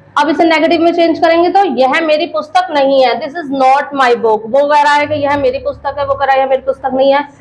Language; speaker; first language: Hindi; native; Hindi